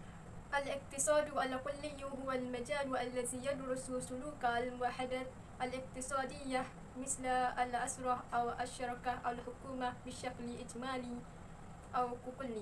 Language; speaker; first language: Arabic; non-native, learner; Malay